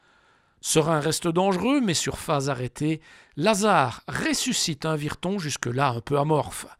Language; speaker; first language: French; native; French